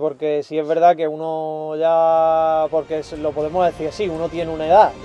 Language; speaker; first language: Spanish; native; Spanish